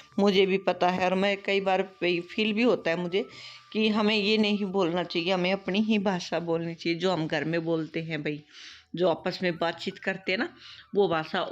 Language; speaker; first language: Hindi; native; Hindi